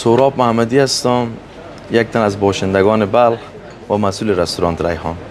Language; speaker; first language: Persian; native; Persian